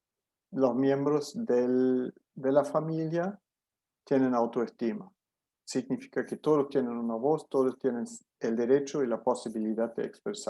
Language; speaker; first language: Spanish; non-native, fluent; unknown